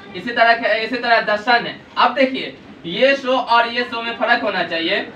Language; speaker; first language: Hindi; native; Hindi